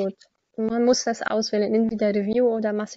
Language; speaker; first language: German; non-native, learner; Arabic